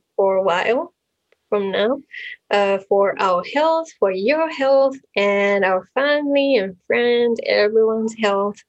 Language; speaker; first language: English; non-native, fluent; Japanese